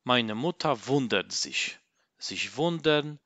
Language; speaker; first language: German; non-native, fluent; Polish